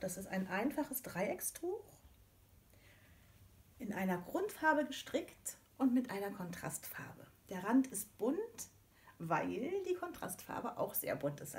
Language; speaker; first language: German; native; German